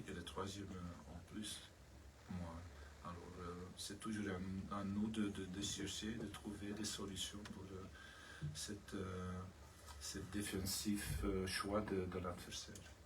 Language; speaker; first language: French; non-native, learner; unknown